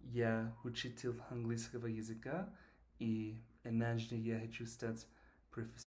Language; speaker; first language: Russian; non-native, learner; English